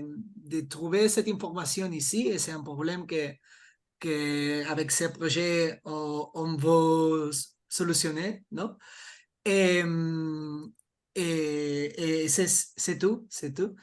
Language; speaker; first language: French; non-native, fluent; Catalan